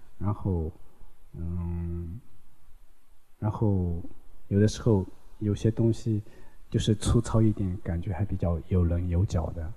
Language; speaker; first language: Chinese; non-native, local second language; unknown